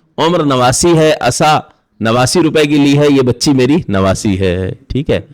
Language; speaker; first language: Urdu; native; Urdu